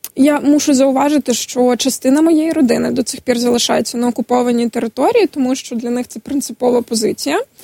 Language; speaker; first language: Ukrainian; non-native, local second language; Crimean Tatar